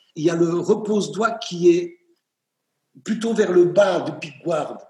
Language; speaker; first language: French; native; French